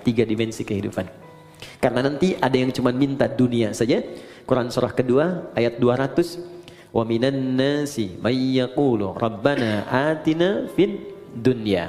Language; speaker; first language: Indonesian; native; Indonesian